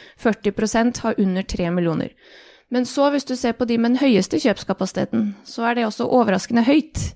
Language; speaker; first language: Norwegian; early bilingual, other home language; Bosnian